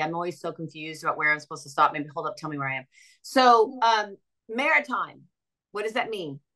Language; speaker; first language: English; native; English